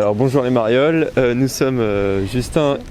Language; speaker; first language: French; native; French